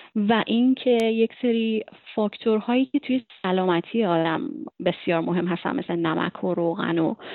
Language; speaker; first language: Persian; native; Persian